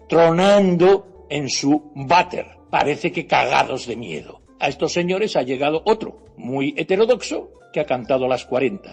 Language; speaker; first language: Spanish; native; Spanish